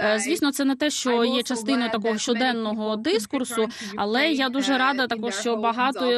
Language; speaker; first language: Ukrainian; non-native, fluent; Hungarian